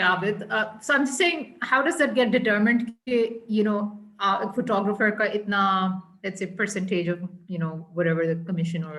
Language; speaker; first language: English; non-native, local second language; Hindi